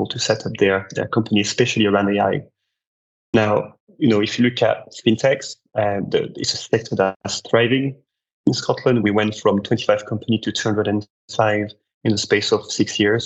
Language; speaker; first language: English; non-native, fluent; French